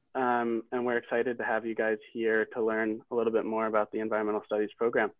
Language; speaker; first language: English; native; English